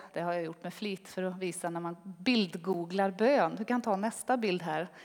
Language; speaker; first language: Swedish; native; Swedish